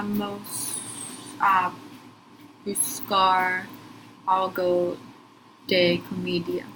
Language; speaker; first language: Spanish; non-native, learner; English